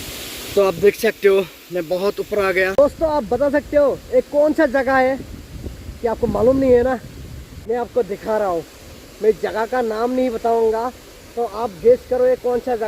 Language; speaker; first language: Hindi; non-native, local second language; Bangla